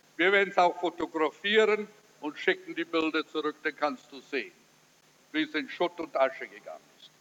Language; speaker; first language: German; early bilingual, heritage; German